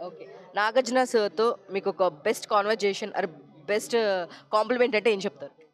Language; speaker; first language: Telugu; native; Telugu